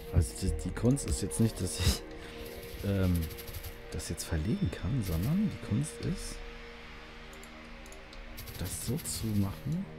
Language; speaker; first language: German; native; German